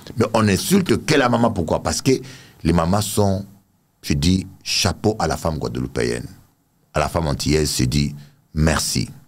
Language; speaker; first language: French; native; French